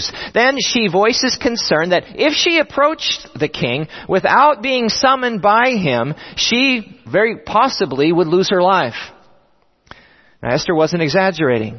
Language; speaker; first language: English; native; English